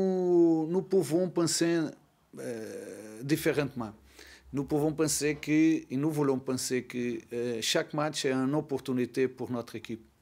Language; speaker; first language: French; non-native, learner; Portuguese